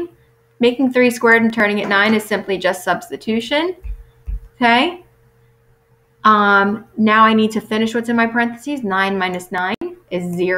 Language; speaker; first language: English; native; English